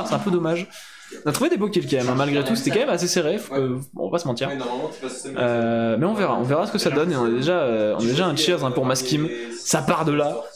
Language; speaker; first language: French; native; French